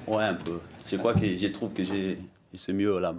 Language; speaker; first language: French; non-native, learner; Portuguese